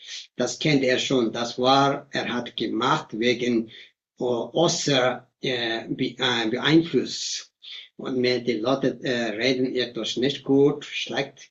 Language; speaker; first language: German; non-native, fluent; Tibetan